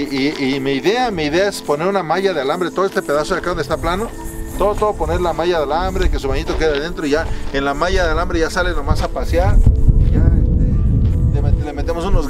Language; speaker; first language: Spanish; native; Spanish